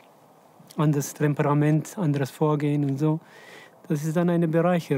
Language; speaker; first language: German; non-native, fluent; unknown